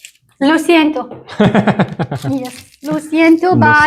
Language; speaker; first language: English; non-native, learner; Turkish